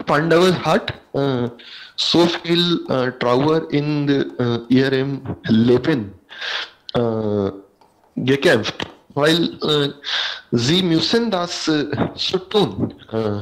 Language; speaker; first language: German; non-native, learner; Hindi